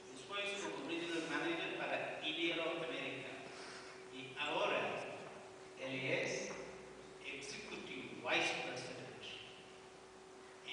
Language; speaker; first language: Spanish; non-native, learner; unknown